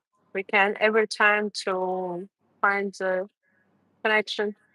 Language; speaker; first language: English; non-native, learner; Russian